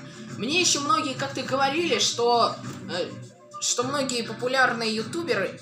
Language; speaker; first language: Russian; native; Russian